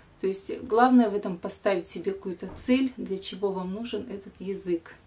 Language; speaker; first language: Russian; native; Russian